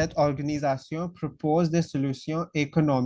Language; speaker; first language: French; non-native, fluent; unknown